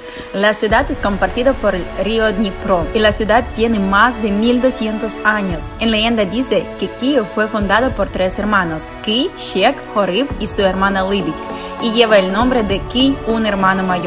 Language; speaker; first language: Spanish; non-native, fluent; Ukrainian